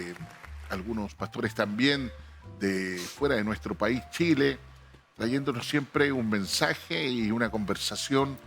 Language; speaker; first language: Spanish; native; Spanish